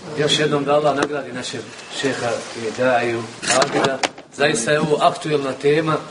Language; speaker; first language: Bosnian; native; Bosnian